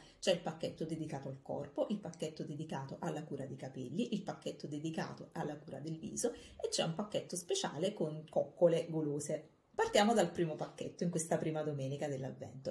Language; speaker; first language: Italian; native; Italian